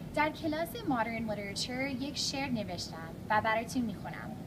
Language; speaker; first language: Persian; early bilingual, other home language; English